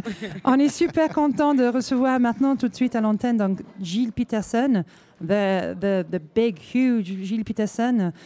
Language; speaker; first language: French; non-native, fluent; English